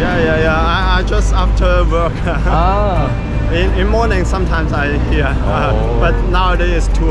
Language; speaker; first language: English; non-native, learner; Cantonese